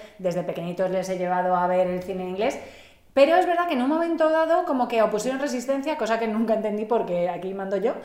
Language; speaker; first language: Spanish; native; Spanish